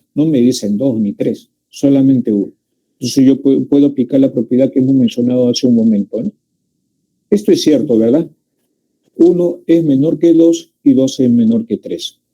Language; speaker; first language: Spanish; native; Spanish